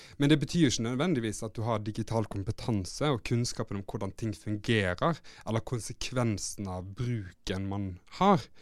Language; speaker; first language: Norwegian; native; Norwegian